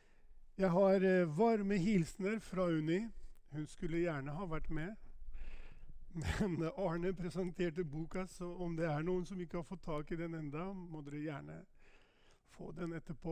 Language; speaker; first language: Norwegian; non-native, fluent; Albanian